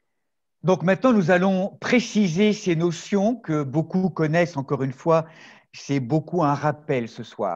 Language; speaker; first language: French; native; French